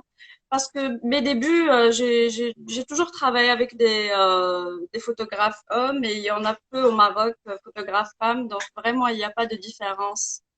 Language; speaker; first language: French; non-native, local second language; Arabic